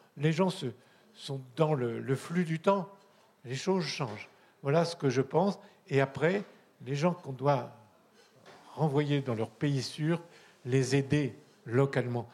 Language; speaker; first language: French; native; French